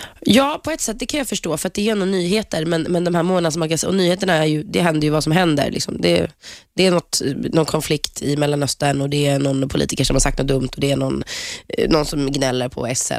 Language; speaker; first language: Swedish; native; Swedish